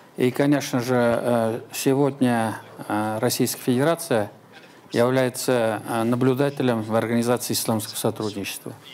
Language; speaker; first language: Russian; non-native, local second language; Tatar